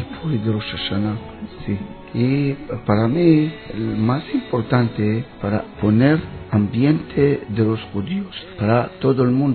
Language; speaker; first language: Spanish; non-native, learner; Hebrew